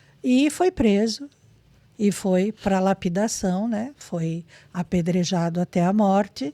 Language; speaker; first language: Portuguese; native; Portuguese